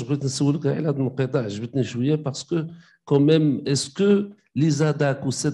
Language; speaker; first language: Arabic; native; Arabic